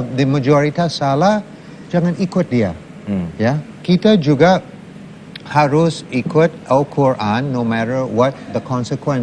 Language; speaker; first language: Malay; non-native, fluent; English